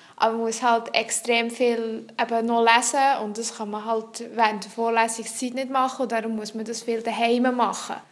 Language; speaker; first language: German; non-native, local second language; French